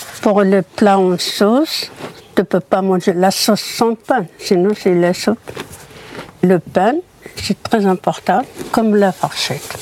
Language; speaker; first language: French; non-native, local second language; Berber languages